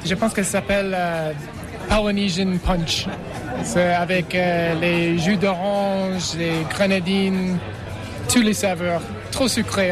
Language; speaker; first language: French; non-native, fluent; English